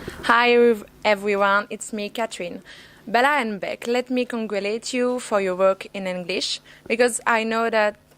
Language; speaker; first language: English; non-native, learner; French